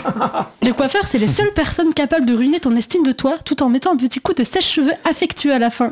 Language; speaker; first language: French; native; French